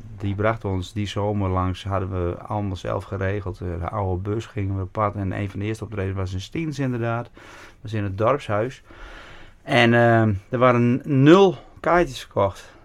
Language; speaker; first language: Dutch; non-native, local second language; Western Frisian